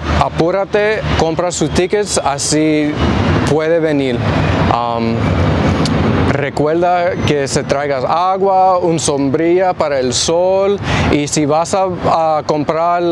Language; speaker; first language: Spanish; early bilingual, heritage; English